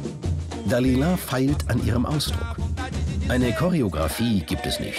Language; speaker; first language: German; native; German